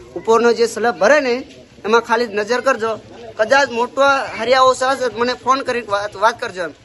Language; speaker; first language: Gujarati; non-native, local second language; Rathawi